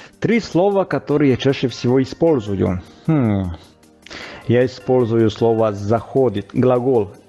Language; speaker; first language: Russian; non-native, fluent; Italian